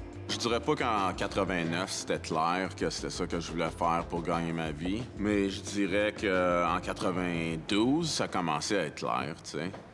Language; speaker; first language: French; native; French